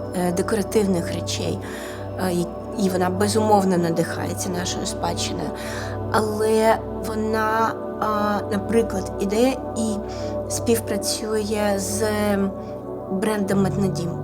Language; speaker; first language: Ukrainian; non-native, local second language; Russian